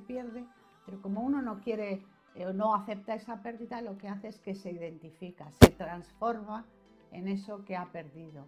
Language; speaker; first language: Spanish; native; Spanish